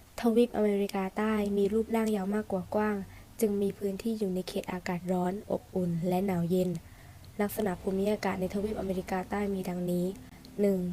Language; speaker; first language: Thai; native; Thai